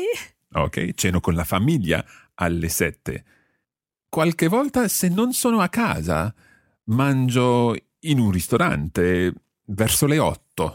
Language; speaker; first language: Italian; non-native, fluent; English